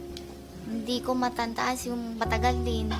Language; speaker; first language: Filipino; non-native, learner; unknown